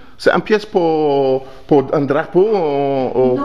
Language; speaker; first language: French; non-native, learner; English